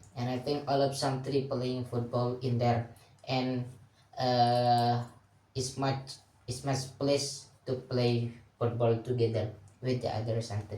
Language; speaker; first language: English; non-native, learner; Indonesian